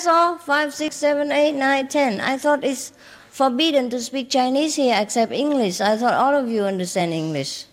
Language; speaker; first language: English; non-native, fluent; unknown